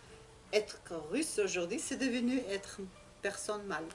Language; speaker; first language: French; non-native, learner; Russian